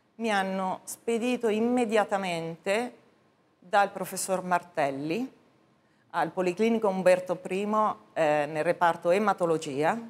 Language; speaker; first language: Italian; native; Italian